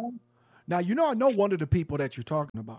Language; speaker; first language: English; native; English